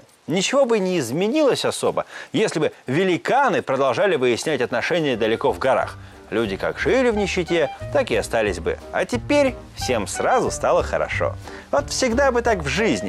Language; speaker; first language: Russian; native; Russian